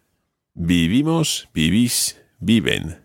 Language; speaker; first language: Spanish; non-native, fluent; English